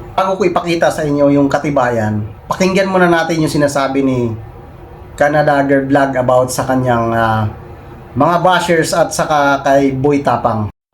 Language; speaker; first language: Filipino; non-native, local second language; Cebuano